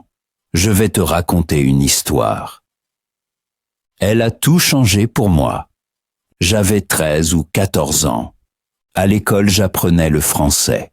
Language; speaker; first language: French; non-native, fluent; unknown